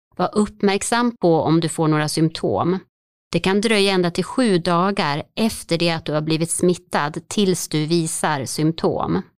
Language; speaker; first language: Swedish; native; Swedish